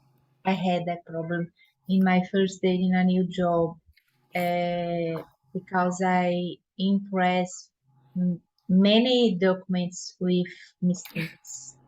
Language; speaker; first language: English; non-native, learner; Portuguese